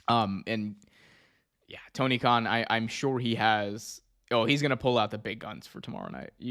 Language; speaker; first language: English; native; English